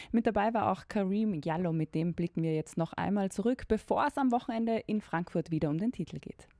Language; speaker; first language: German; native; German